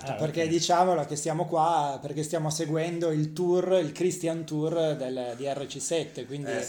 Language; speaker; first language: Italian; native; Italian